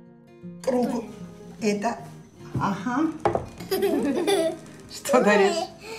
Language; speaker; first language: Russian; non-native, learner; Georgian